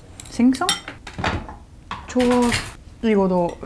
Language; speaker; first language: Korean; non-native, learner; Russian